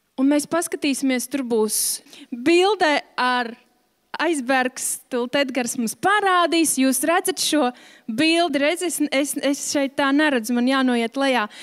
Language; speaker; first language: Latvian; native; Latvian